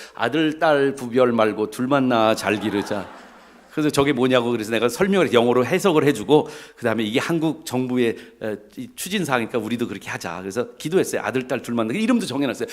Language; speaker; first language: Korean; native; Korean